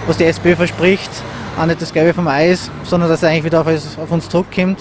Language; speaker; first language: German; native; German